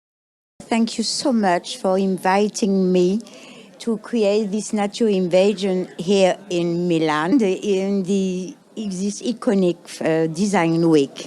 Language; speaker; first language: English; non-native, fluent; French